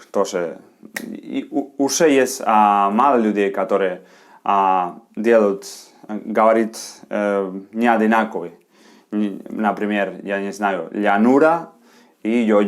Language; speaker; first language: Russian; non-native, fluent; Spanish